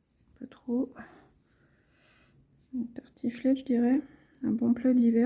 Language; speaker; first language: French; native; French